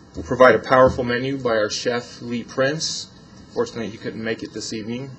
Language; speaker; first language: English; non-native, fluent; Polish